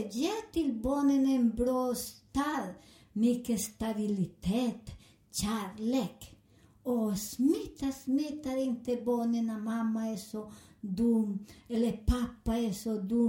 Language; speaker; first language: Swedish; non-native, learner; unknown